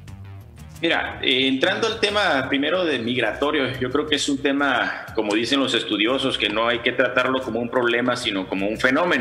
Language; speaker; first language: Spanish; native; Spanish